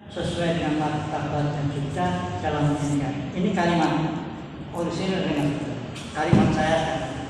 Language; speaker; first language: Indonesian; native; Indonesian